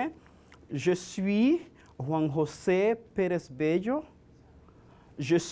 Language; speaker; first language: French; non-native, fluent; Spanish